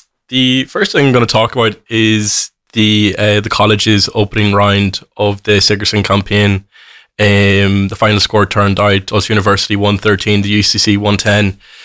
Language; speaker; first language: English; native; English